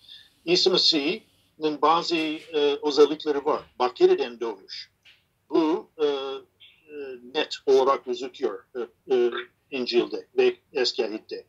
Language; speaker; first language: Turkish; non-native, fluent; English